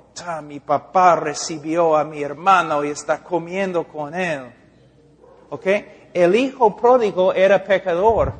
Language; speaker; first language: Spanish; non-native, fluent; English